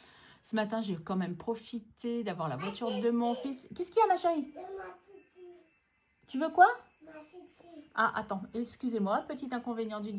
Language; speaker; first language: French; native; French